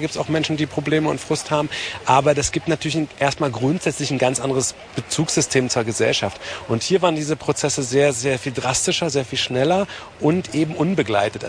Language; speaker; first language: German; native; German